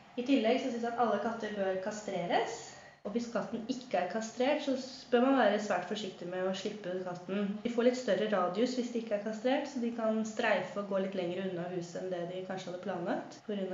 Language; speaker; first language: Norwegian; native; Norwegian